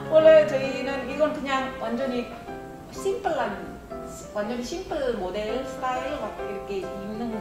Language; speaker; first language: Korean; non-native, fluent; Indonesian